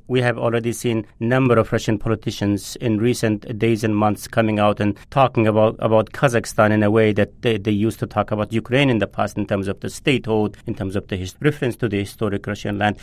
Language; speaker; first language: English; non-native, fluent; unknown